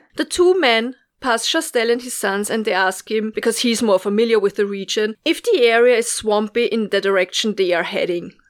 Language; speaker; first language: English; non-native, fluent; German